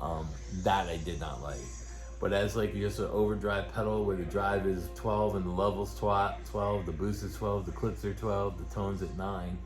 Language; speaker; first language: English; native; English